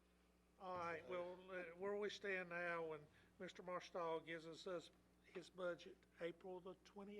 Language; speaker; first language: English; native; English